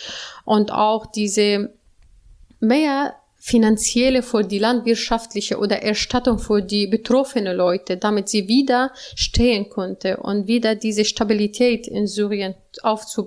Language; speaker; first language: German; non-native, learner; Arabic